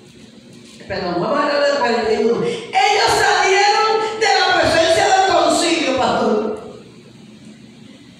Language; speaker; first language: Spanish; native; Spanish